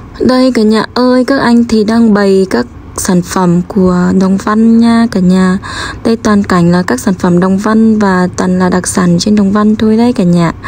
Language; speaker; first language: Vietnamese; non-native, local second language; Hmong